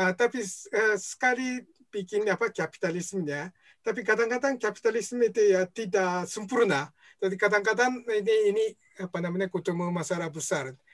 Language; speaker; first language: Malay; non-native, fluent; Japanese